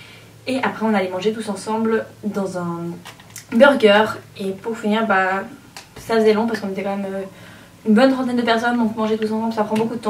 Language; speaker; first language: French; native; French